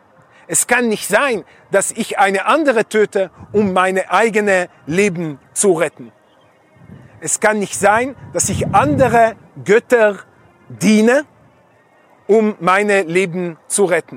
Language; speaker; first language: German; non-native, fluent; Hebrew